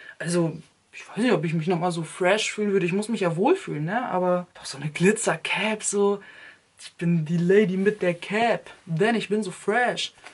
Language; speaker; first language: German; early bilingual, other home language; Turkish